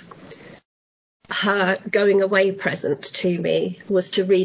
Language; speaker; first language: English; native; English